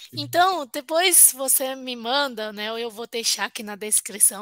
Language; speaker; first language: Portuguese; non-native, fluent; Chinese